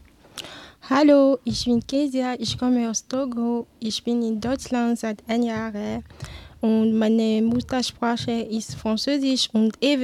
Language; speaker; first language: German; non-native, learner; French